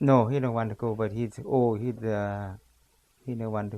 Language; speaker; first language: English; non-native, learner; Lao